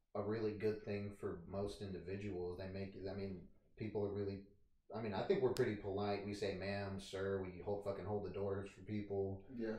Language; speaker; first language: English; native; English